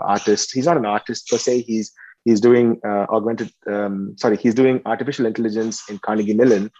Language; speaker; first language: English; non-native, local second language; Tamil